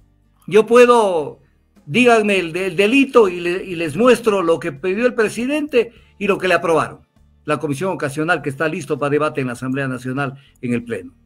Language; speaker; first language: Spanish; native; Spanish